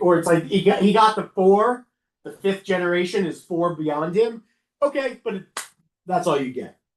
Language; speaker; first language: English; native; English